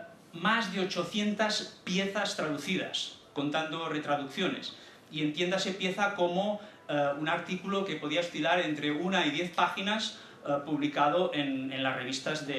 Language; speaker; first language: Spanish; native; Spanish